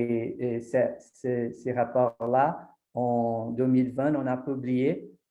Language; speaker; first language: French; non-native, fluent; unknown